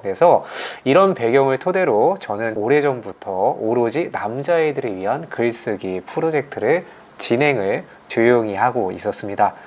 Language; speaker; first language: Korean; native; Korean